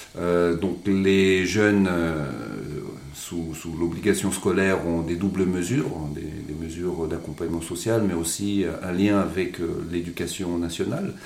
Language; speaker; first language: French; native; French